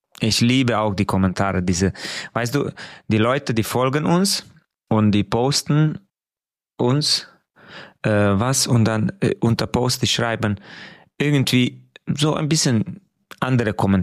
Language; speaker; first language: German; non-native, fluent; Hungarian